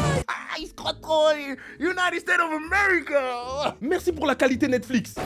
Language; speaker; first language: French; native; French